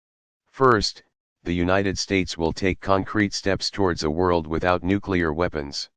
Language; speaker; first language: English; native; English